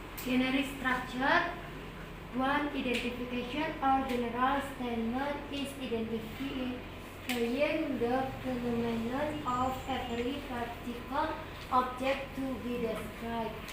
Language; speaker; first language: English; non-native, learner; Indonesian